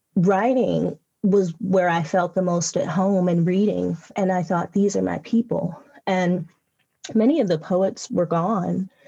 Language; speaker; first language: English; native; English